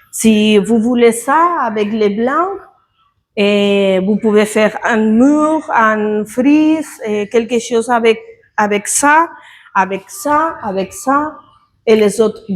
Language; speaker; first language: French; non-native, fluent; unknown